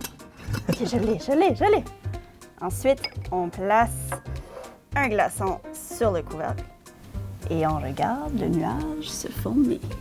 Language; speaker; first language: French; native; French